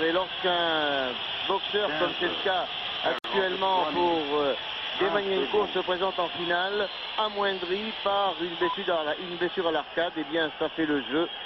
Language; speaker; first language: French; native; French